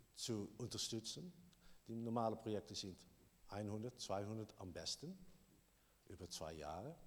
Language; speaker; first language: German; non-native, learner; Dutch